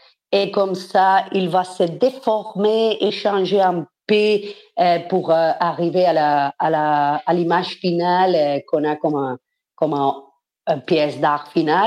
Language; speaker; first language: French; non-native, fluent; Spanish